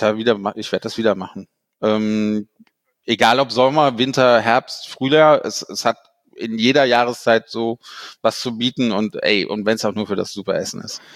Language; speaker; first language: German; native; German